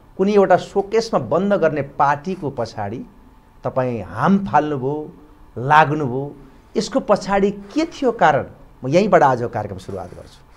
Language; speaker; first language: Nepali; native; Nepali